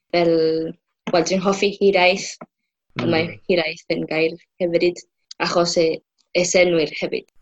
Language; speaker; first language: Welsh; non-native, fluent; Spanish